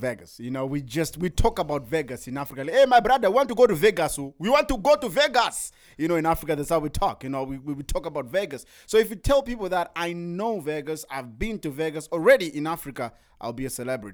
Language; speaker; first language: English; non-native, local second language; Shona